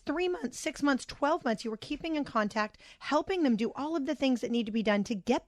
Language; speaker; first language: English; native; English